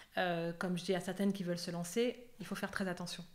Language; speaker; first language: French; native; French